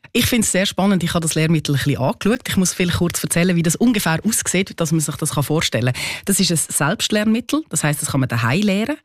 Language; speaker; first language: German; native; German